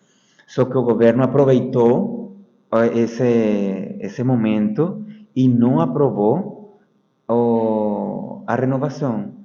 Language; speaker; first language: Portuguese; non-native, fluent; Spanish